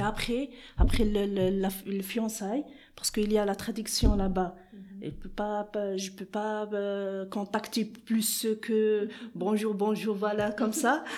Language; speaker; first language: French; non-native, learner; Arabic